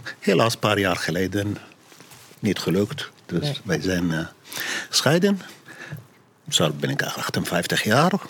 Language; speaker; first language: Dutch; non-native, learner; Arabic